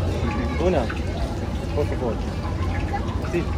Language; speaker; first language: Spanish; non-native, learner; English